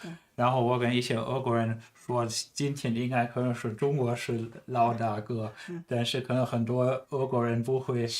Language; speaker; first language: Chinese; non-native, fluent; German